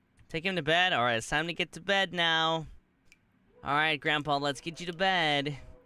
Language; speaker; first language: English; native; English